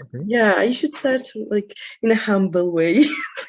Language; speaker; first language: English; non-native, fluent; Georgian